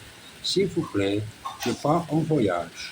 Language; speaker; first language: French; non-native, learner; Portuguese